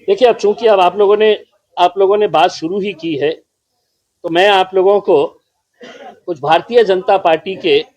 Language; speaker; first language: Hindi; non-native, local second language; Marathi